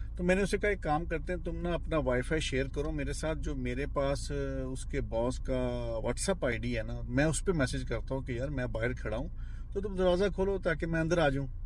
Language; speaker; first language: Urdu; non-native, local second language; Punjabi